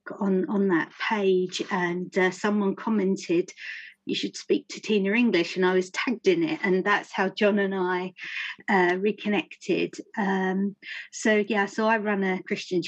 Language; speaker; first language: English; native; English